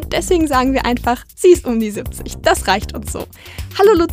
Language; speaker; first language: German; native; German